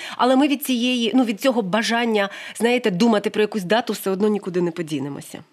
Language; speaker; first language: Ukrainian; native; Ukrainian